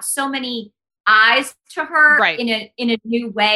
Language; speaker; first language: English; early bilingual, other home language; Spanish